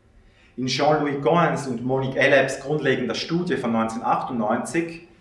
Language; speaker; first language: German; native; German